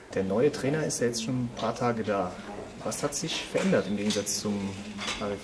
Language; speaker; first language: German; native; German